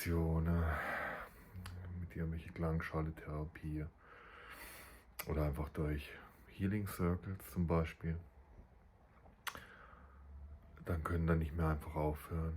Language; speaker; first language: German; native; German